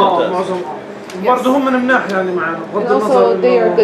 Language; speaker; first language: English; non-native, learner; Arabic